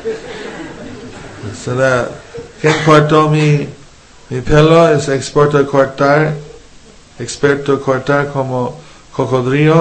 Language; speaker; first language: Spanish; non-native, fluent; English